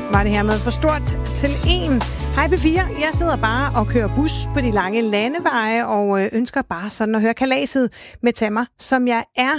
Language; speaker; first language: Danish; native; Danish